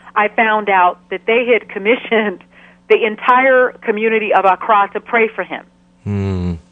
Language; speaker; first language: English; native; English